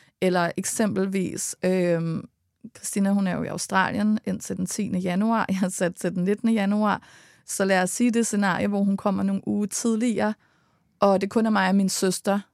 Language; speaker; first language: Danish; native; Danish